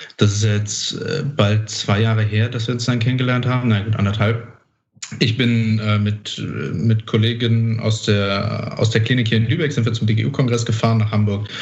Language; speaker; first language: German; native; German